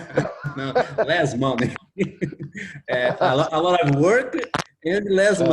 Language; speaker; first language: English; non-native, learner; Portuguese